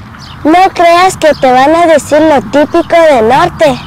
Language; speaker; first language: Spanish; early bilingual, other home language; Cantonese